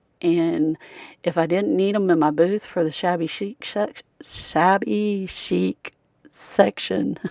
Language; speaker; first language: English; native; English